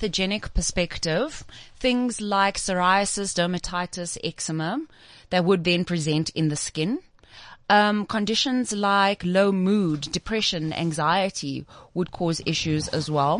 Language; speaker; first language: English; native; English